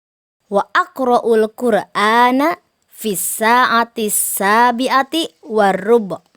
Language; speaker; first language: Arabic; non-native, fluent; Indonesian